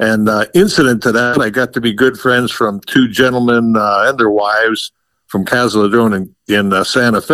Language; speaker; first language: English; native; English